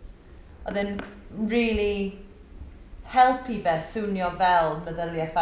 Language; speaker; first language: Welsh; native; Welsh